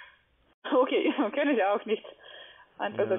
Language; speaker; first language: German; non-native, fluent; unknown